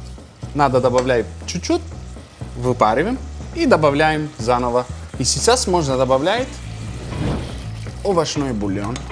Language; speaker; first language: Russian; non-native, fluent; Italian